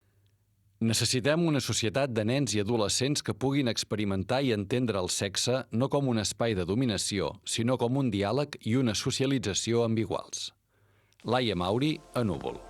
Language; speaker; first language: Catalan; native; Catalan